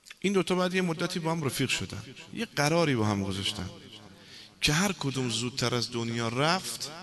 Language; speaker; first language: Persian; non-native, local second language; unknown